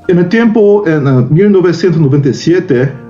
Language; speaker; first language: Spanish; non-native, learner; Korean